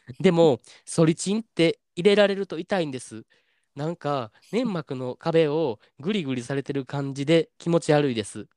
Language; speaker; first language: Japanese; native; Japanese